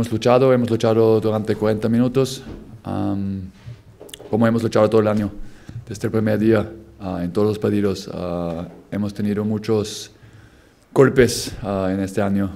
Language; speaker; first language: Spanish; non-native, fluent; German